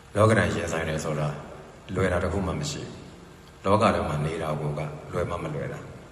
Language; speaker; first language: Burmese; native; Burmese